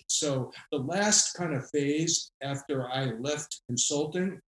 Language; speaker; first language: English; native; English